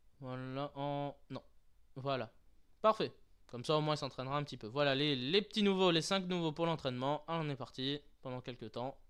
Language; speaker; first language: French; native; French